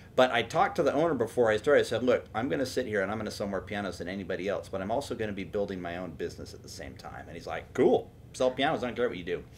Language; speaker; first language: English; native; English